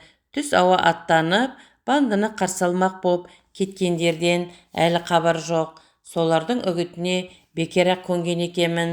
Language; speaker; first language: Kazakh; native; Kazakh